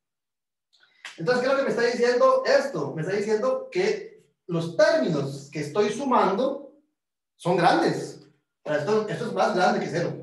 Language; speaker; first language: Spanish; native; Spanish